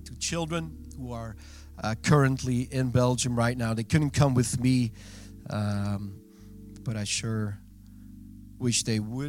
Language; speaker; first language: English; non-native, fluent; Dutch